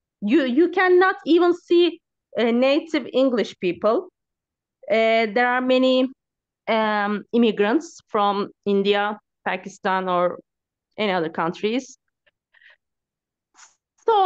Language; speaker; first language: English; non-native, learner; Turkish